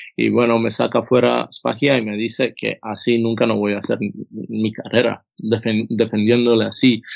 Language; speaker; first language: Spanish; non-native, fluent; Croatian